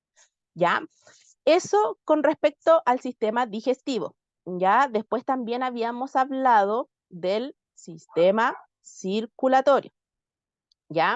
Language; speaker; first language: Spanish; native; Spanish